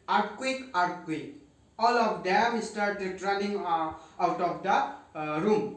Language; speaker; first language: English; non-native, local second language; Assamese